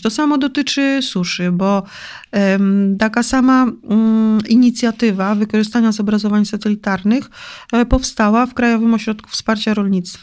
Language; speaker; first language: Polish; native; Polish